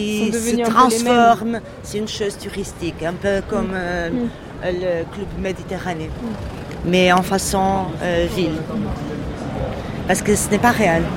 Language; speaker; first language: French; non-native, learner; Portuguese